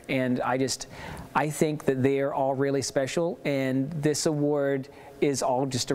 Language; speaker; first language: English; native; English